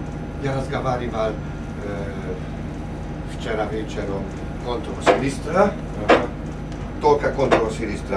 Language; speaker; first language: Russian; non-native, learner; Hungarian